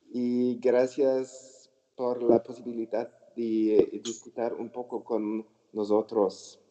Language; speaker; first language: Spanish; non-native, learner; German